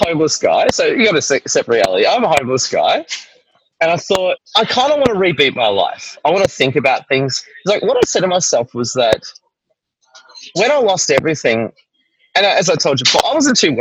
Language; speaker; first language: English; native; English